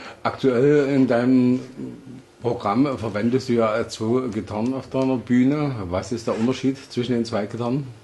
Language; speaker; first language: German; native; German